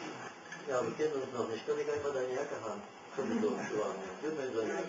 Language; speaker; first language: German; non-native, fluent; French